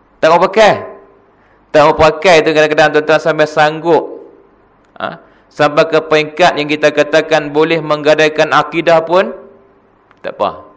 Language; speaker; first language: Malay; native; Malay